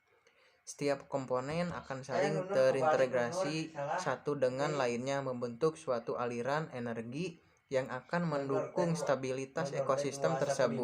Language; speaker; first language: Indonesian; native; Indonesian